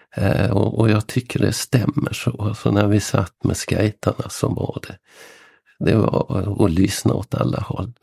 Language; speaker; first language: Swedish; native; Swedish